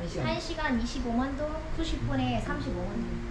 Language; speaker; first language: Korean; non-native, learner; Vietnamese